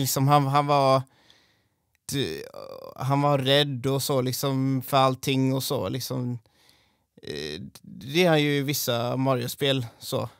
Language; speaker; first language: Swedish; native; Swedish